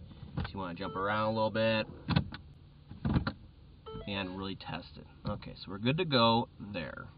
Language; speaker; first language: English; native; English